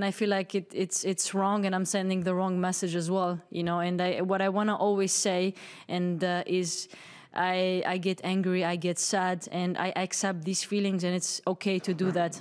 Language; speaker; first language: English; non-native, fluent; Arabic